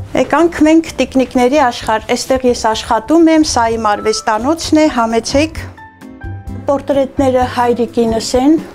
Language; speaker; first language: Armenian; native; Armenian